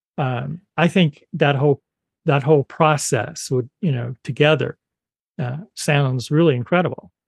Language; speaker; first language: English; native; English